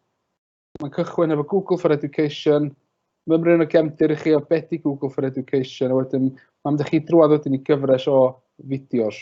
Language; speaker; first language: Welsh; native; Welsh